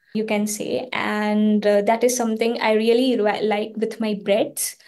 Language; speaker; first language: English; non-native, local second language; Hindi